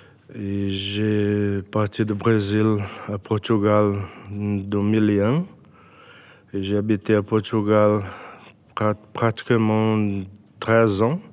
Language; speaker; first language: French; non-native, learner; Portuguese